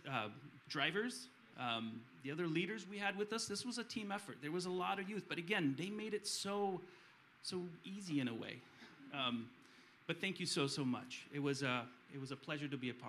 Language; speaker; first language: English; early bilingual, other home language; Romanian